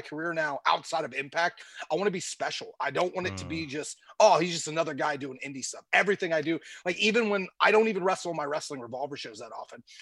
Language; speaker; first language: English; native; English